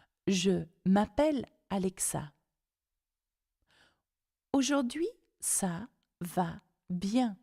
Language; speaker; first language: French; non-native, fluent; English